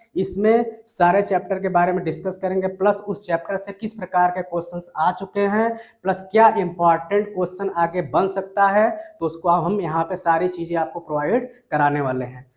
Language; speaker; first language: Hindi; native; Hindi